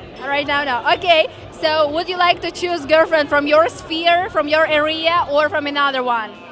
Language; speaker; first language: English; non-native, learner; Ukrainian